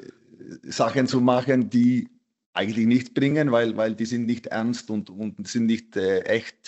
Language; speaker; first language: German; non-native, fluent; Icelandic